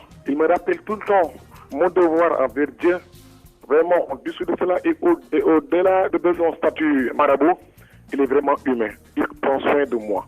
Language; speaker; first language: French; non-native, local second language; Wolof